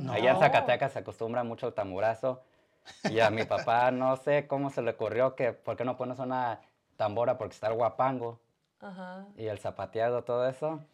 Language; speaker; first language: Spanish; early bilingual, heritage; Spanish